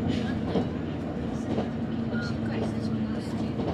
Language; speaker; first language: Japanese; native; Japanese